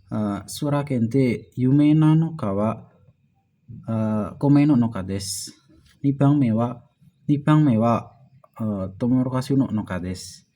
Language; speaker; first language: Japanese; non-native, learner; Indonesian